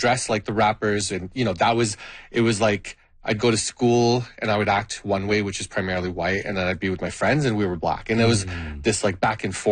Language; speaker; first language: English; non-native, fluent; Gujarati